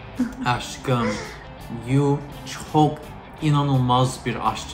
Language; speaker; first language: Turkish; non-native, learner; English